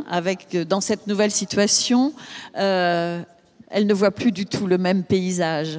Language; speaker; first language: French; native; French